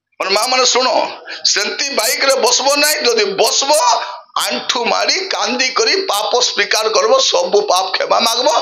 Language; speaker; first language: Odia; non-native, local second language; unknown